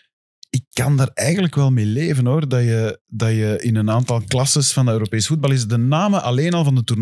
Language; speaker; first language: Dutch; native; Dutch